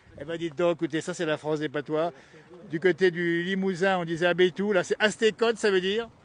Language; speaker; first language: French; native; French